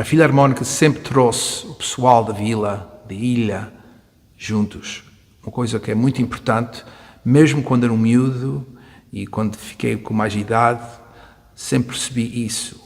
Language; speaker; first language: Portuguese; early bilingual, heritage; Portuguese